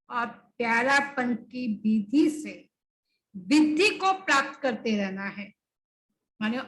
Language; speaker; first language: Hindi; non-native, local second language; Bangla